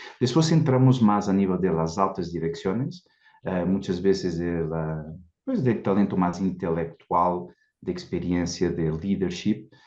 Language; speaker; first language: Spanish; non-native, fluent; Portuguese